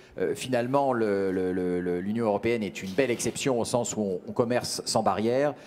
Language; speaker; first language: French; native; French